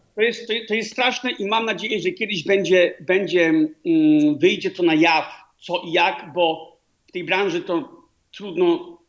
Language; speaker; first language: Polish; early bilingual, heritage; Polish